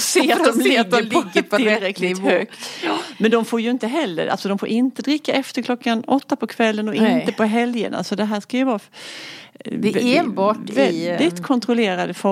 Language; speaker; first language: Swedish; native; Swedish